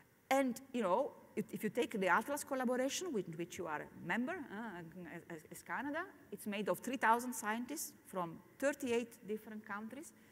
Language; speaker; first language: English; non-native, fluent; Italian